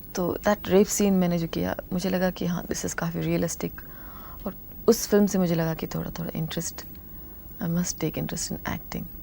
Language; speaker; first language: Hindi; non-native, local second language; Tamil